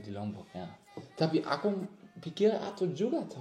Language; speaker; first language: Indonesian; non-native, learner; German